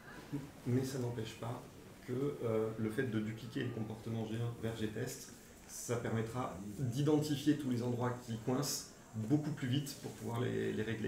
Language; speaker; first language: French; native; French